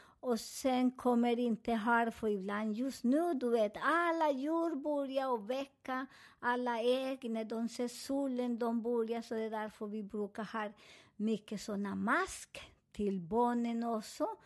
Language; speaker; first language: Swedish; non-native, learner; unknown